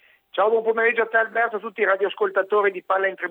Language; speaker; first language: Italian; native; Italian